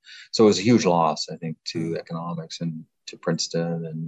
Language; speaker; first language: English; native; English